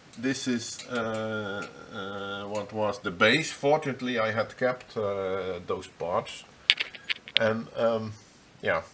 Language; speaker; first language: English; non-native, fluent; Dutch